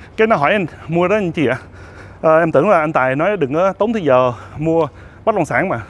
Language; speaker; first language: Vietnamese; early bilingual, heritage; Vietnamese